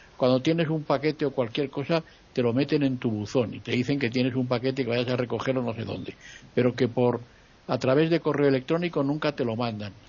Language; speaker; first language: Spanish; native; Spanish